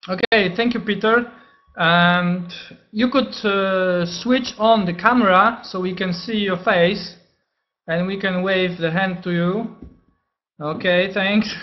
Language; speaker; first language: English; non-native, fluent; Polish